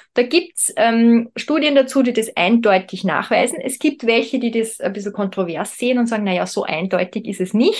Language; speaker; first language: German; native; German